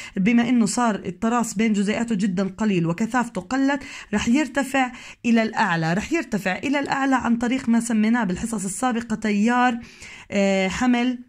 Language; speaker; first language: Arabic; native; Arabic